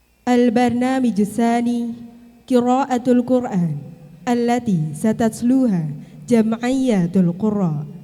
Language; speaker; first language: Arabic; non-native, learner; Indonesian